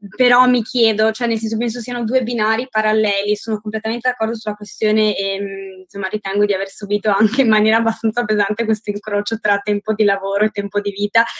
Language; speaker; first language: Italian; native; Italian